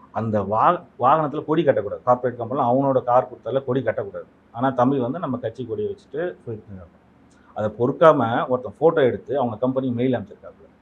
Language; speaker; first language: Tamil; non-native, local second language; Telugu